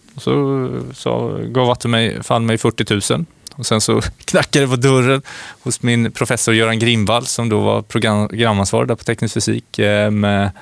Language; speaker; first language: Swedish; native; Swedish